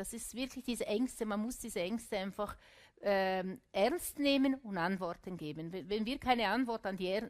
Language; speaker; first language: German; non-native, local second language; Italian